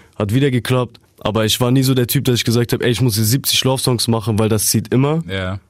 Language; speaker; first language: German; native; German